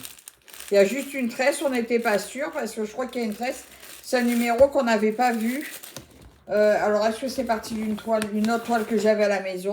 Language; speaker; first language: French; native; French